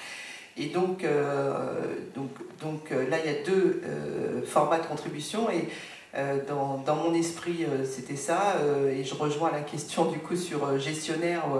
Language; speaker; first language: French; native; French